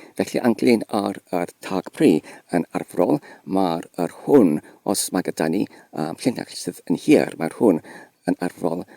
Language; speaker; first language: Welsh; non-native, fluent; English